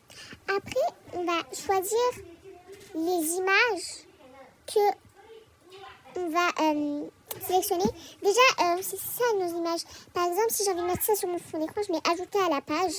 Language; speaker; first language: French; native; French